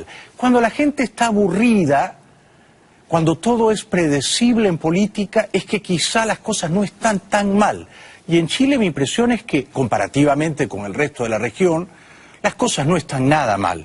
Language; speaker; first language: Spanish; native; Spanish